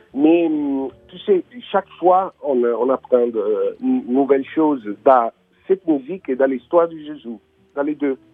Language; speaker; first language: French; non-native, learner; Italian